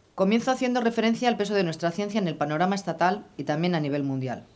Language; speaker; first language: Spanish; native; Spanish